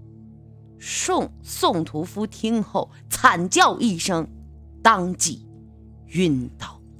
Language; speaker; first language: Chinese; native; Chinese